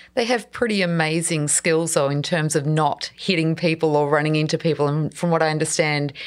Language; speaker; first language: English; native; English